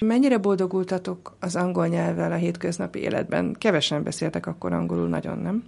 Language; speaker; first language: Hungarian; native; Hungarian